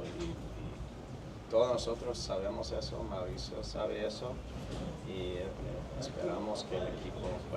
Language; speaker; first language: Spanish; non-native, fluent; English